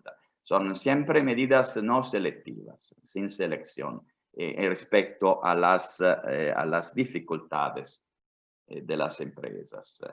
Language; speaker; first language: Spanish; non-native, fluent; Italian